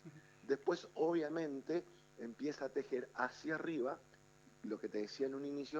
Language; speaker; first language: Spanish; native; Spanish